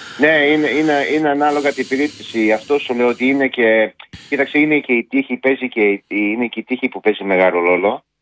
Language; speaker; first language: Greek; early bilingual, heritage; Greek